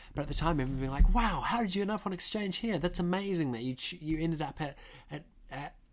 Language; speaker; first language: English; native; English